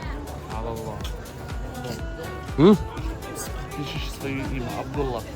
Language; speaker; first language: Russian; non-native, learner; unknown